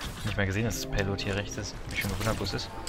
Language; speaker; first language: German; native; German